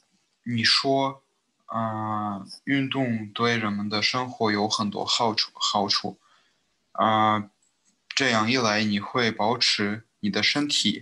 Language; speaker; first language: Chinese; non-native, learner; Russian